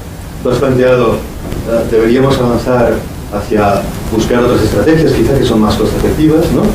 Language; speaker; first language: Spanish; native; Spanish